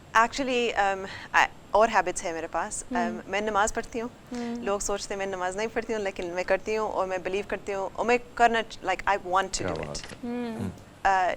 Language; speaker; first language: Hindi; early bilingual, heritage; English